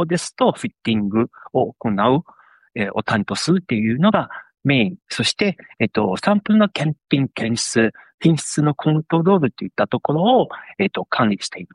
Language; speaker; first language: Japanese; non-native, fluent; Chinese